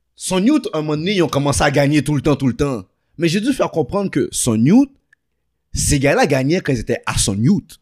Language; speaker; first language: French; early bilingual, other home language; Haitian Creole